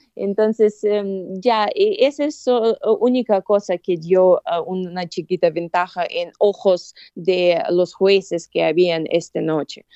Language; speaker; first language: Spanish; non-native, fluent; Russian